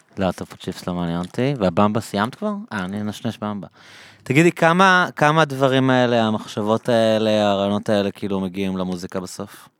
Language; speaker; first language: Hebrew; native; Hebrew